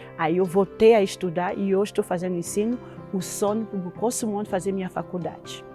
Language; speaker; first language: Portuguese; non-native, fluent; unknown